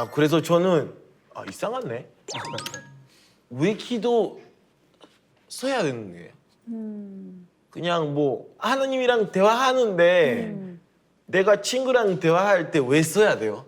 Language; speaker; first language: Korean; early bilingual, heritage; English